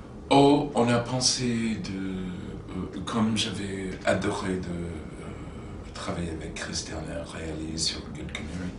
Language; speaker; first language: French; non-native, fluent; English